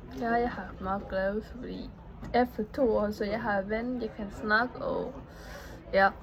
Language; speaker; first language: Danish; non-native, learner; Vietnamese